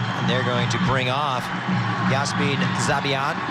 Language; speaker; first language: English; native; English